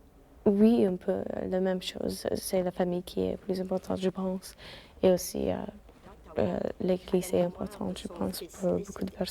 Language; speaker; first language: French; non-native, fluent; English